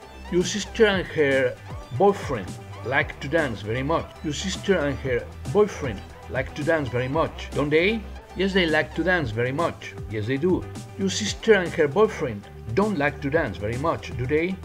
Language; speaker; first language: English; non-native, fluent; Spanish